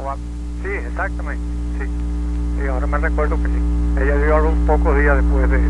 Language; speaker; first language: Spanish; native; Spanish